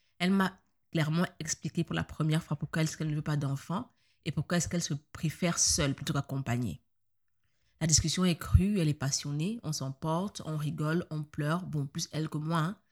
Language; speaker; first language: French; native; French